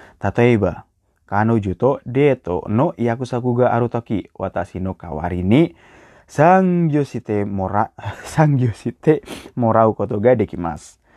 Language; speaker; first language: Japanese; non-native, learner; Indonesian